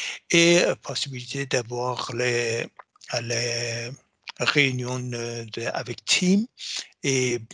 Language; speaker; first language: French; non-native, fluent; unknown